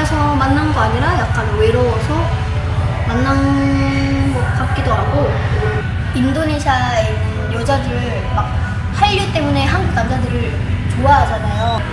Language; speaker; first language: Korean; non-native, fluent; Indonesian